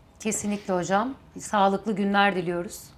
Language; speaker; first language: Turkish; native; Turkish